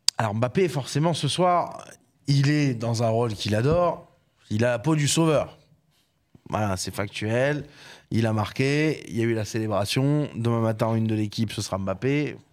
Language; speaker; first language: French; native; French